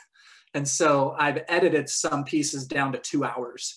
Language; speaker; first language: English; native; English